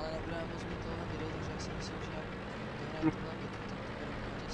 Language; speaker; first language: Czech; native; Czech